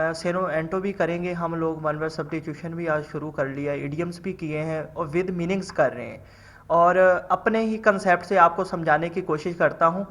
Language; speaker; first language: Urdu; non-native, local second language; Punjabi